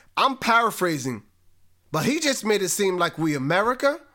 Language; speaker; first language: English; native; English